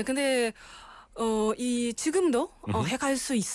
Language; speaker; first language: Korean; non-native, learner; Russian